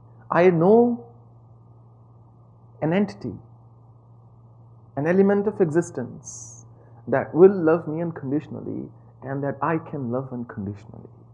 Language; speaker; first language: English; non-native, local second language; Hindi